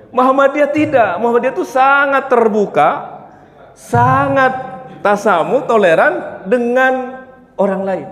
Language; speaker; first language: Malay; non-native, local second language; Javanese